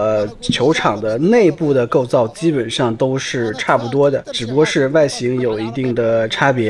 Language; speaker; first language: Chinese; native; Chinese